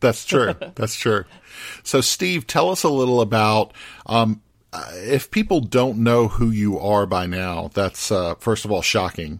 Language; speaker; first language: English; native; English